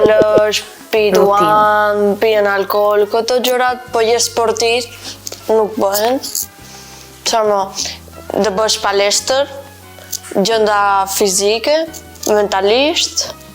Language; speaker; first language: Albanian; early bilingual, heritage; Albanian